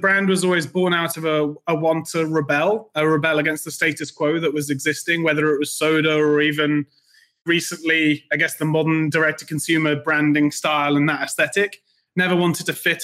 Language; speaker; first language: English; native; English